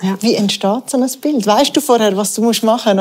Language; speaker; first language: German; native; German